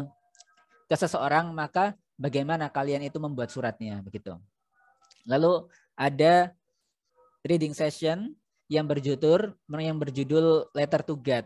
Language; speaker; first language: Indonesian; native; Indonesian